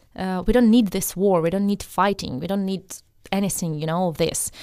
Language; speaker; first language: English; non-native, fluent; Russian